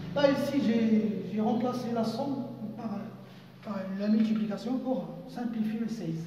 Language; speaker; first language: French; non-native, local second language; Arabic